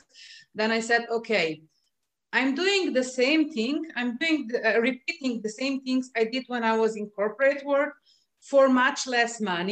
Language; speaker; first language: English; non-native, fluent; Slovenian